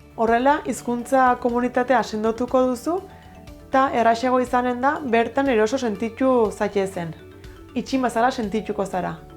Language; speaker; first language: Basque; native; Basque